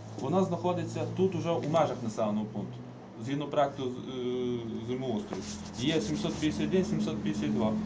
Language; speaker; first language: Ukrainian; native; Ukrainian